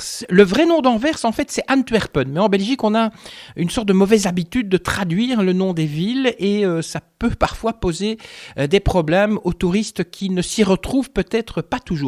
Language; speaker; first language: French; native; French